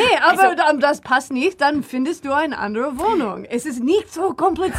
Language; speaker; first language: German; non-native, learner; English